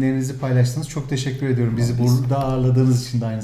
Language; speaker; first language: Turkish; native; Turkish